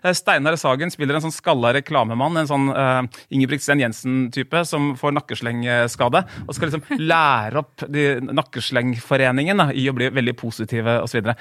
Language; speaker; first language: Norwegian; native; Norwegian